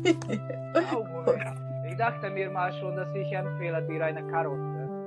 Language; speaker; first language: German; non-native, learner; Hungarian